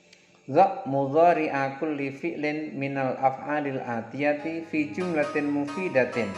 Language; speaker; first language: Arabic; non-native, fluent; Indonesian